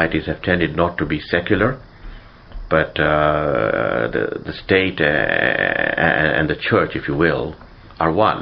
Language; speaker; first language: English; non-native, local second language; Gujarati